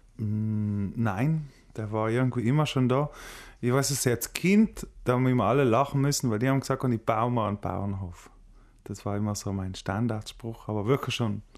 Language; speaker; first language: German; native; German